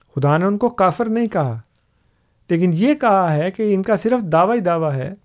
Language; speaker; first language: Urdu; non-native, local second language; Punjabi